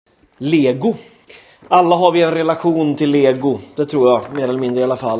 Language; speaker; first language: Swedish; native; Swedish